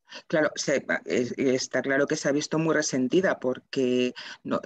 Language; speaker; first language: Spanish; native; Spanish